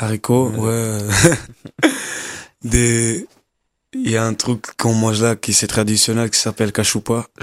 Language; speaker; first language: French; non-native, learner; Kabuverdianu